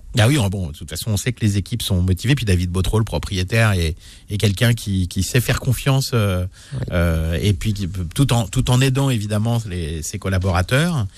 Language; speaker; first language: French; native; French